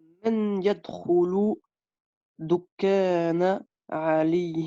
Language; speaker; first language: Arabic; non-native, learner; French